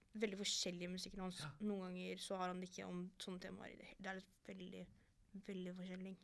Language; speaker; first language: Norwegian; native; Norwegian